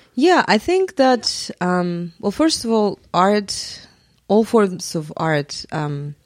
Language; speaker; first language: English; non-native, fluent; Russian